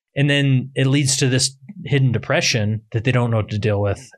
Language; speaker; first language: English; native; English